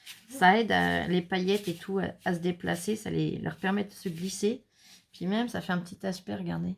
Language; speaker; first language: French; native; French